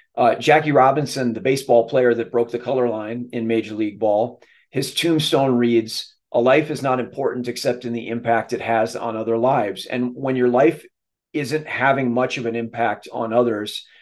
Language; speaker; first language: English; native; English